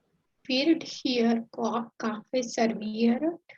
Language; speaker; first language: German; non-native, learner; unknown